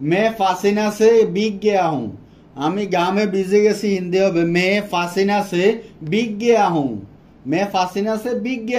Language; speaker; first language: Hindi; non-native, fluent; Bangla